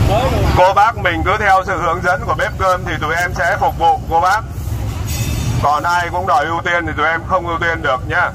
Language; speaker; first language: Vietnamese; native; Vietnamese